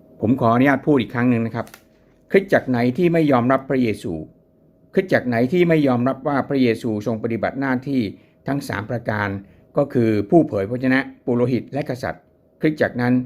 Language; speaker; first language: Thai; native; Thai